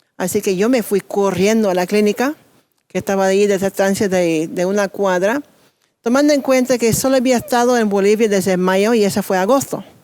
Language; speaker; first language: Spanish; non-native, fluent; English